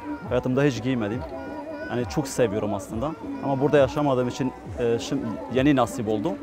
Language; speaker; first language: Turkish; non-native, local second language; Kurdish